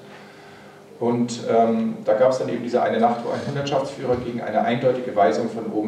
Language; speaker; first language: German; native; German